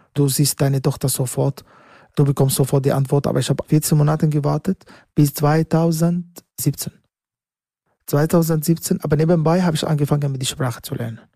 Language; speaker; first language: German; non-native, learner; Arabic